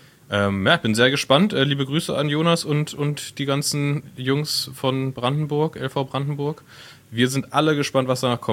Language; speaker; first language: German; native; German